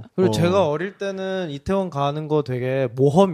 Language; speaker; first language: Korean; native; Korean